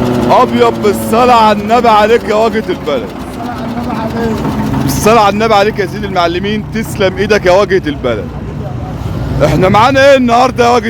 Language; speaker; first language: Arabic; native; Arabic